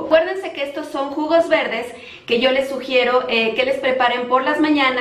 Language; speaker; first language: Spanish; native; Spanish